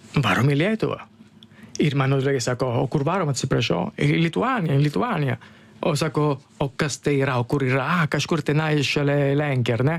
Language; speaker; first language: Lithuanian; non-native, learner; Italian